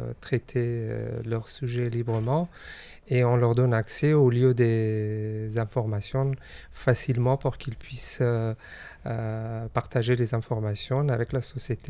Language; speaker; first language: French; non-native, fluent; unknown